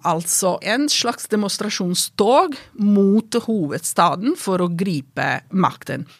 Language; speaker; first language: Norwegian; non-native, fluent; Italian